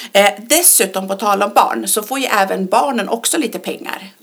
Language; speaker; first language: Swedish; early bilingual, other home language; Persian